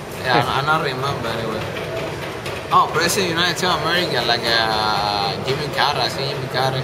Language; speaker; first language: English; non-native, learner; Spanish